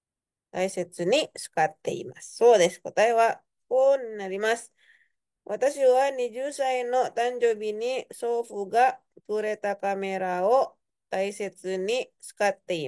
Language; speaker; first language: Japanese; non-native, fluent; Indonesian